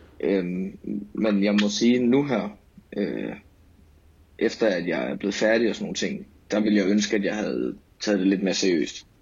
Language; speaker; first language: Danish; native; Danish